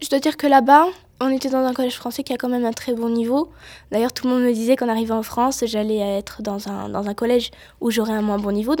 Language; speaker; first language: French; native; French